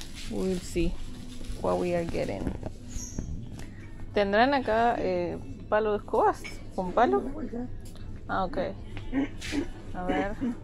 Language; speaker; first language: Spanish; native; Spanish